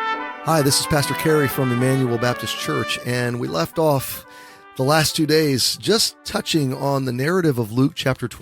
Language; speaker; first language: English; native; English